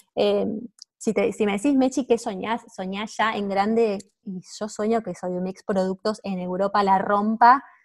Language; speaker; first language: Spanish; native; Spanish